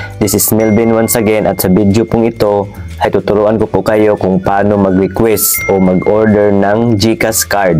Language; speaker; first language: Filipino; native; Filipino